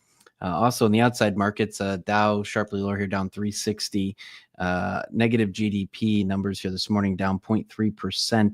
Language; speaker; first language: English; native; English